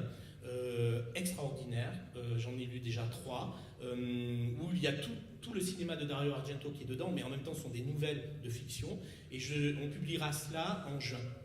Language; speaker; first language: French; native; French